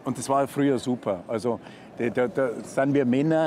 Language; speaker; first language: German; native; German